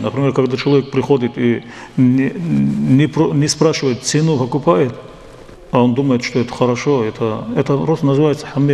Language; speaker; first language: Russian; non-native, local second language; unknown